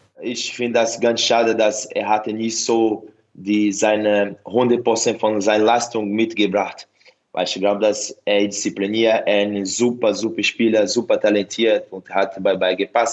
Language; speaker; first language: German; non-native, learner; Portuguese